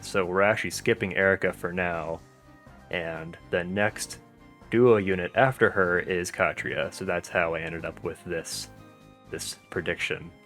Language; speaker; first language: English; native; English